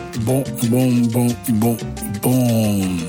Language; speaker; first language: French; non-native, learner; Spanish